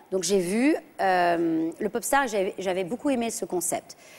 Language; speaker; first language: French; early bilingual, other home language; English